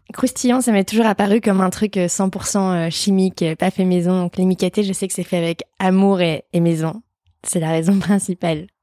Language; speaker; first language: French; native; French